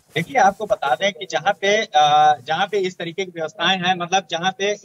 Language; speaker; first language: Hindi; native; Hindi